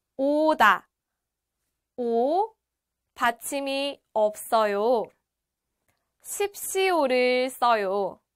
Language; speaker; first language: Korean; native; Korean